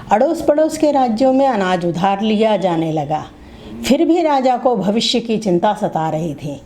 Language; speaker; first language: Hindi; non-native, local second language; Telugu